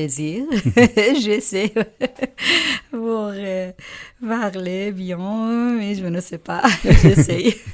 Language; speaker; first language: French; non-native, fluent; Persian